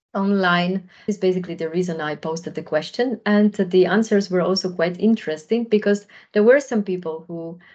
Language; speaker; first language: English; non-native, fluent; Polish